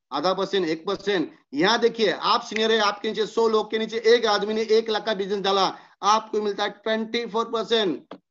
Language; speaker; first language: Hindi; non-native, local second language; Marathi